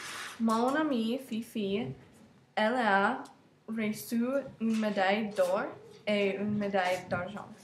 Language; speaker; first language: French; non-native, learner; English